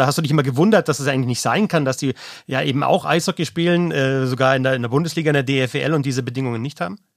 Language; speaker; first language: German; native; German